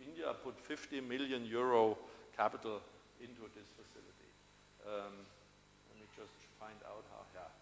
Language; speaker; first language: English; non-native, fluent; German